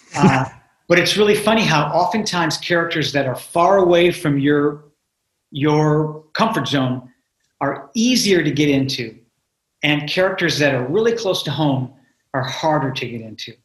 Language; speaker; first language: English; native; English